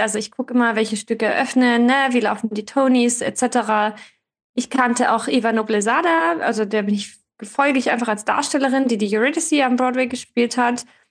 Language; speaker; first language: German; native; German